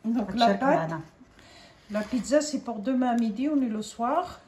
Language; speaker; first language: French; non-native, fluent; Arabic